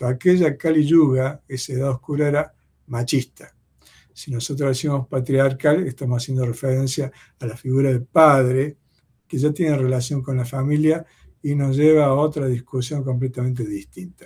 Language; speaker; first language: Spanish; native; Spanish